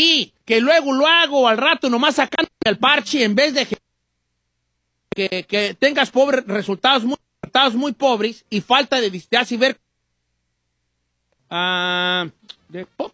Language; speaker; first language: Spanish; native; Spanish